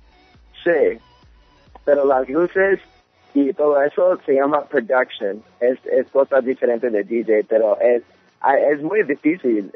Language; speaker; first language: Spanish; early bilingual, heritage; English